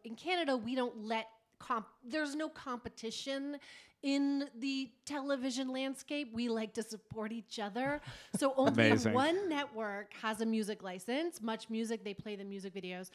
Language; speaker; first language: English; native; English